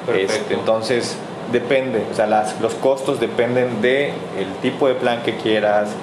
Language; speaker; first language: Spanish; native; Spanish